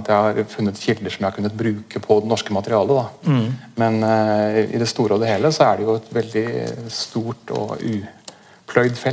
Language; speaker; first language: Norwegian; native; Norwegian